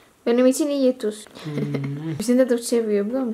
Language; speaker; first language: Turkish; non-native, learner; Indonesian